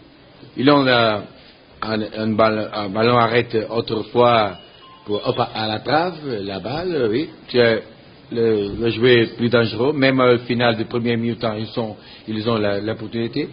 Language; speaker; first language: French; non-native, learner; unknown